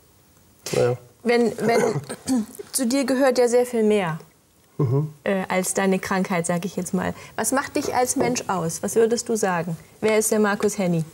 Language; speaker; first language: German; native; German